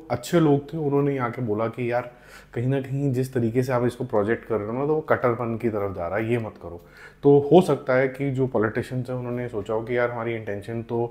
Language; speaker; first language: Hindi; non-native, local second language; Punjabi